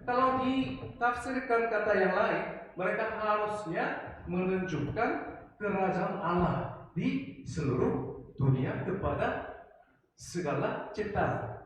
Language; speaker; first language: Indonesian; non-native, fluent; Korean